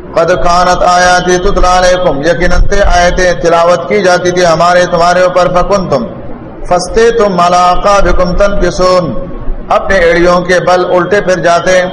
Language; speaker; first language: Urdu; non-native, local second language; Pashto